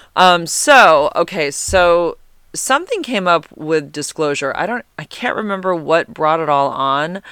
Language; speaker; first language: English; native; English